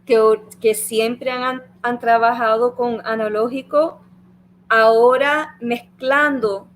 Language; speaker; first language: Spanish; early bilingual, heritage; Spanish